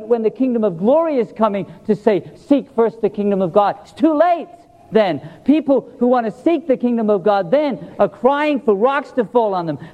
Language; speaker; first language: English; native; English